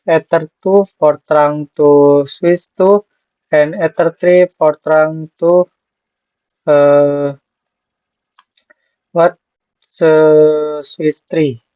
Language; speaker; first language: English; non-native, learner; Indonesian